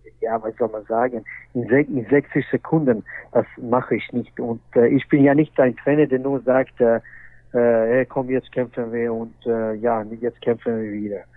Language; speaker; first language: German; non-native, fluent; Swedish